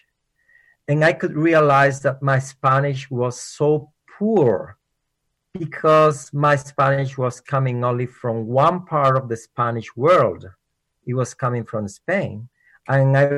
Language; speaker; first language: English; non-native, fluent; Spanish